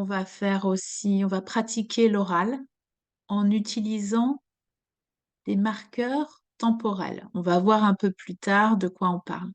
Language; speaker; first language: French; native; French